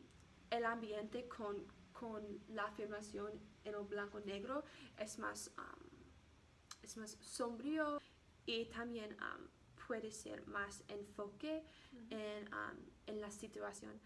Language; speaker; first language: Spanish; non-native, learner; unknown